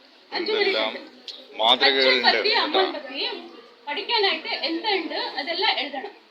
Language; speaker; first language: Malayalam; non-native, learner; Kannada